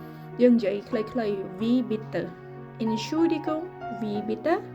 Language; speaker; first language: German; non-native, fluent; Khmer